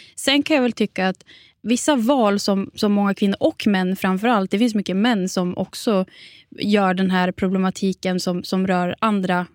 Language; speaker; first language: Swedish; native; Swedish